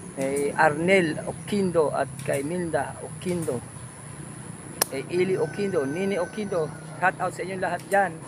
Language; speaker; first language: Filipino; native; Filipino